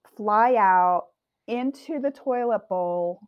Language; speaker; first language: English; native; English